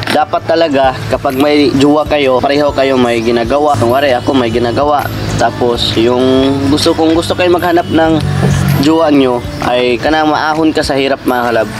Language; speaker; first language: Filipino; non-native, local second language; Cebuano